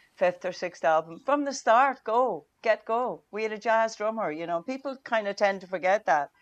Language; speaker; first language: English; non-native, local second language; Irish